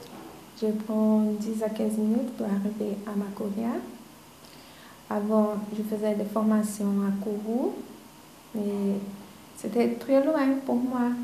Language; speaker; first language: French; non-native, learner; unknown